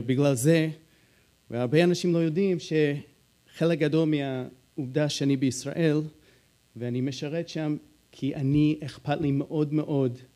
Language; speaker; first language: Hebrew; non-native, fluent; English